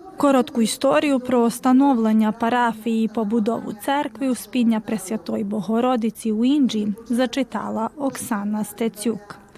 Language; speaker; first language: Ukrainian; early bilingual, heritage; Ukrainian